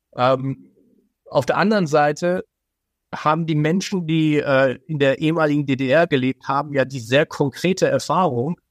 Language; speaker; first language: German; early bilingual, other home language; Persian